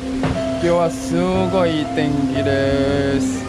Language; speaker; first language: Japanese; non-native, fluent; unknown